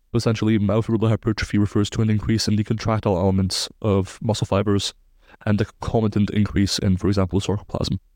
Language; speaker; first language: English; non-native, fluent; German